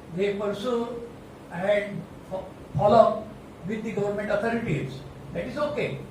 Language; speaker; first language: English; non-native, local second language; Marathi